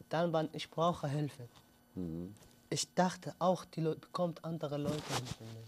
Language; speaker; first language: German; non-native, learner; Arabic